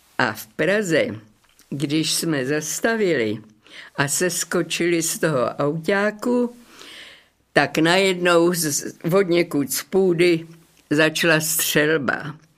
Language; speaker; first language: Czech; native; Czech